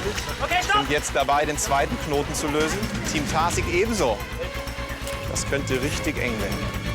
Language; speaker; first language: German; native; German